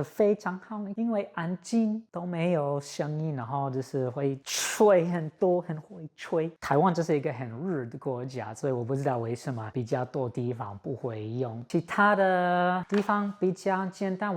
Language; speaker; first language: Chinese; non-native, fluent; English